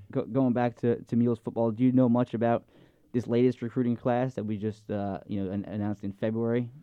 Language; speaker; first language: English; native; English